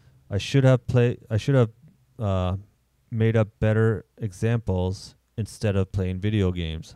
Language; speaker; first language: English; native; English